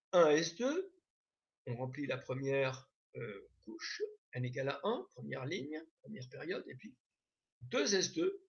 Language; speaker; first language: French; native; French